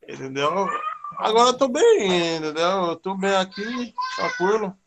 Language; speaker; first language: Portuguese; non-native, learner; Haitian Creole